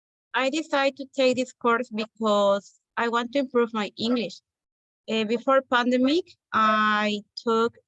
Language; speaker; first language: English; non-native, learner; Spanish